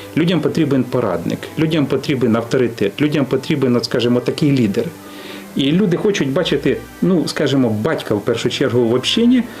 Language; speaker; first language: Ukrainian; native; Ukrainian